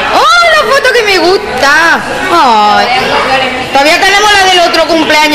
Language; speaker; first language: Spanish; native; Spanish